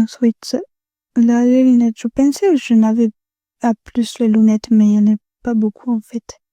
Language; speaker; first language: French; non-native, learner; Spanish